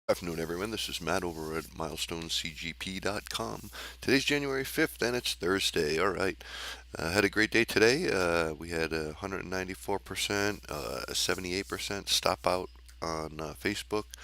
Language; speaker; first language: English; native; English